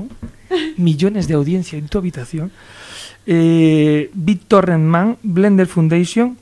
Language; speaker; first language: Spanish; native; Spanish